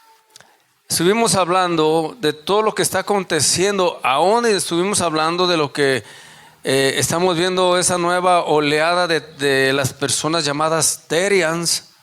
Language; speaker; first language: Spanish; native; Spanish